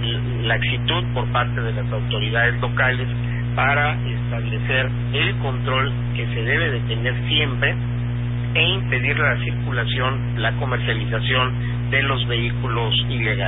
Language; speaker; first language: Spanish; native; Spanish